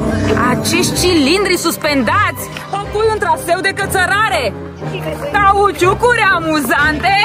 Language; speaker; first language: Romanian; native; Romanian